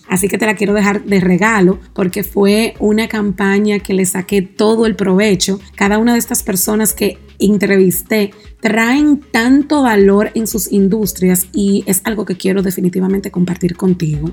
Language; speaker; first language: Spanish; native; Spanish